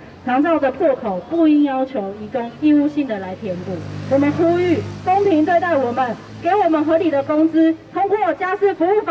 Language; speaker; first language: Chinese; non-native, fluent; Indonesian